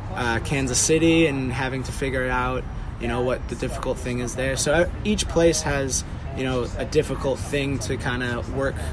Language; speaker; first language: English; native; English